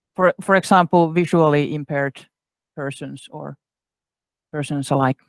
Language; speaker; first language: English; non-native, fluent; Finnish